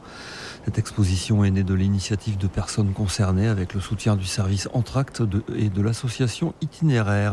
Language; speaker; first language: French; native; French